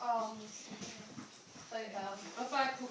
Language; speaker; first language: French; non-native, learner; English